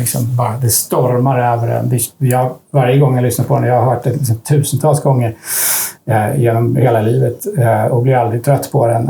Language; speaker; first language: Swedish; native; Swedish